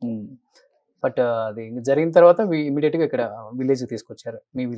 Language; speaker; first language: Telugu; native; Telugu